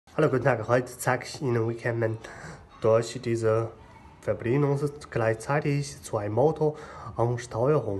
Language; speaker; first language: German; non-native, learner; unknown